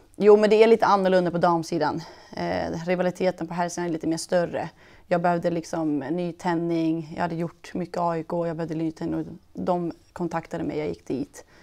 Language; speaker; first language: Swedish; early bilingual, other home language; Persian